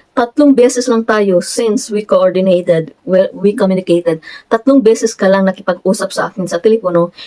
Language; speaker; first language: Filipino; non-native, local second language; Cebuano